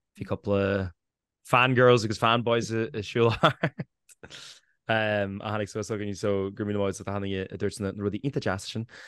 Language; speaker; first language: Irish; native; Irish